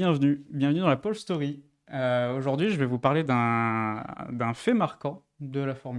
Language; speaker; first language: French; native; French